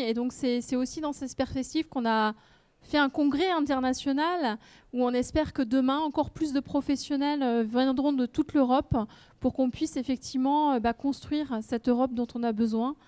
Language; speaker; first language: French; native; French